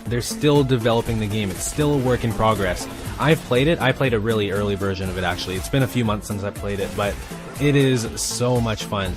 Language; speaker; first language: English; native; English